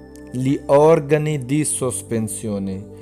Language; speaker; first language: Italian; non-native, fluent; Punjabi